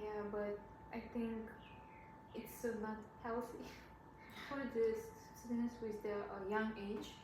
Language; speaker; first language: English; non-native, learner; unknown